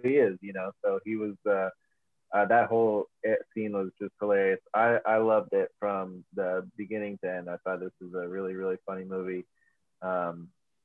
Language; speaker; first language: English; native; English